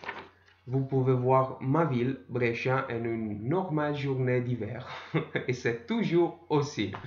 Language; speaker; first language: French; non-native, learner; Italian